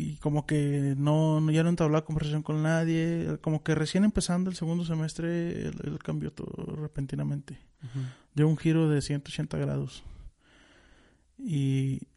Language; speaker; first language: Spanish; native; Spanish